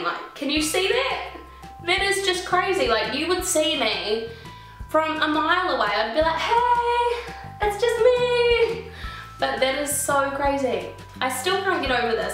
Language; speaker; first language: English; native; English